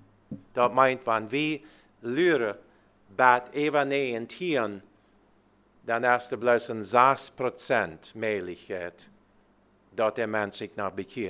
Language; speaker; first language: German; early bilingual, heritage; Plautdietsch